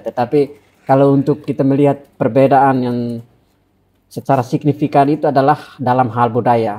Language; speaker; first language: Indonesian; non-native, fluent; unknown